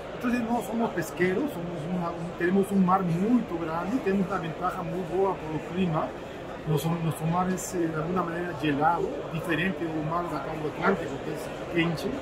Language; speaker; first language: Portuguese; non-native, fluent; Spanish